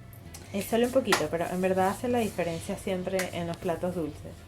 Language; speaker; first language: Spanish; native; Spanish